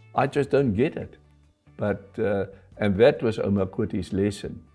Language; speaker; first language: English; non-native, local second language; Afrikaans